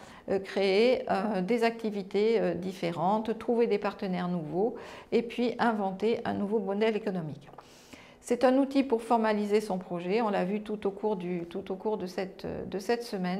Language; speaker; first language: French; native; French